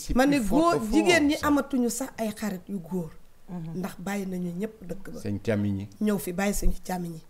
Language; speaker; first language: Wolof; non-native, local second language; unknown